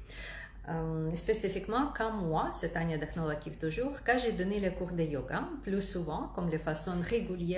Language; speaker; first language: French; non-native, fluent; Russian